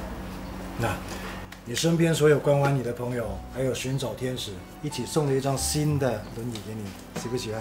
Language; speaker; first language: Chinese; native; Chinese